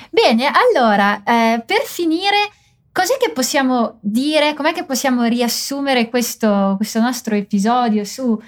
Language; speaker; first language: Italian; native; Italian